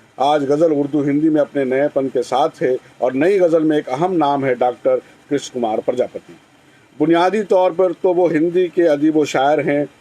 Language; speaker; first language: Urdu; native; Urdu